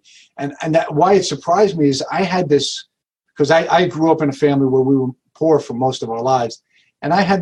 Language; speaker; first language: English; native; English